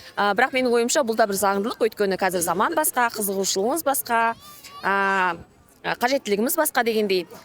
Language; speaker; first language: Kazakh; native; Kazakh